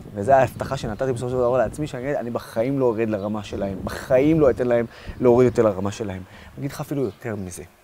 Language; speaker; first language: Hebrew; non-native, local second language; Arabic